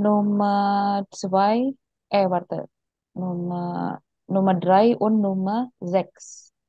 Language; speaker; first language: German; non-native, fluent; Indonesian